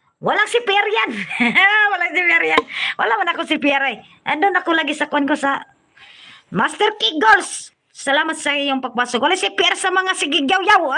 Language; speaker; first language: Filipino; non-native, local second language; Cebuano